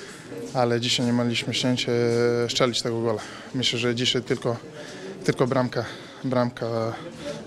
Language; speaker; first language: Polish; non-native, learner; Serbian